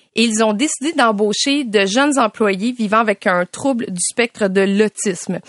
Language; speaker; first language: French; native; French